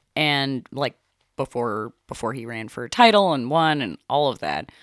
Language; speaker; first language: English; native; English